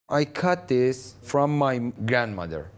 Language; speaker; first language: English; non-native, learner; Persian